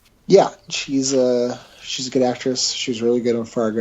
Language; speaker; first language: English; native; English